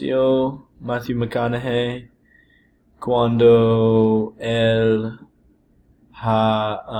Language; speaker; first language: Spanish; non-native, learner; English